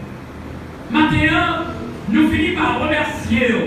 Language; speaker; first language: French; non-native, local second language; Haitian Creole